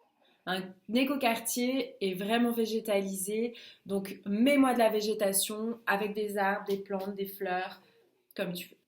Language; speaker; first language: French; native; French